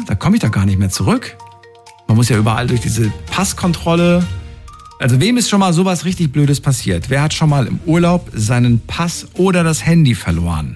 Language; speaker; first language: German; native; German